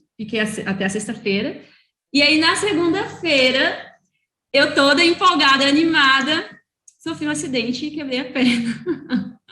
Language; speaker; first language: Portuguese; native; Portuguese